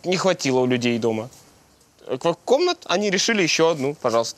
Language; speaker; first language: Russian; native; Russian